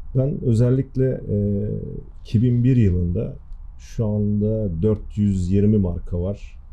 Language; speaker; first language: Turkish; native; Turkish